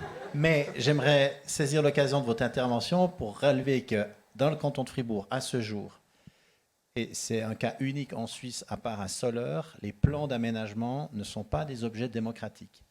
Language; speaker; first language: French; native; French